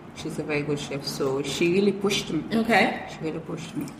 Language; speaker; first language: English; non-native, local second language; Fula